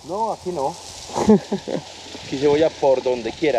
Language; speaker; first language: Spanish; native; Spanish